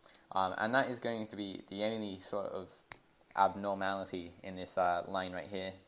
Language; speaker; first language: English; native; English